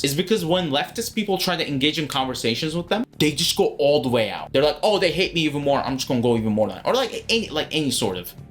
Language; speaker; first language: English; native; English